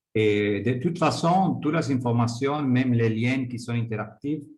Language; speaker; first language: French; non-native, fluent; Spanish